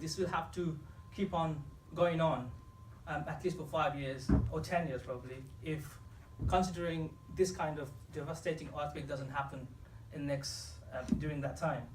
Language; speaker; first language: English; non-native, fluent; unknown